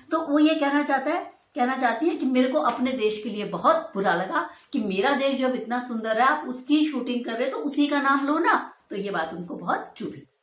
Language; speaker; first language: Hindi; native; Hindi